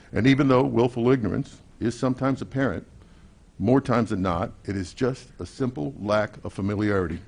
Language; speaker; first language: English; native; English